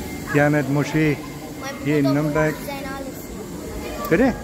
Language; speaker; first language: German; early bilingual, other home language; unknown